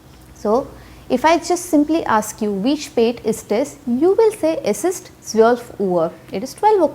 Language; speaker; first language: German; non-native, fluent; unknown